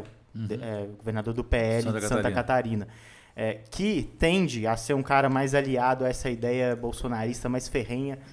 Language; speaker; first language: Portuguese; native; Portuguese